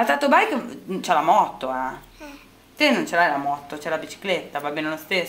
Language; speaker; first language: Italian; native; Italian